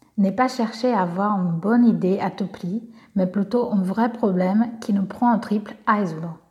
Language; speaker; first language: French; non-native, fluent; Portuguese